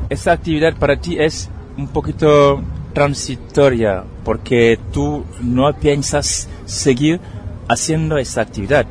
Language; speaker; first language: Spanish; non-native, fluent; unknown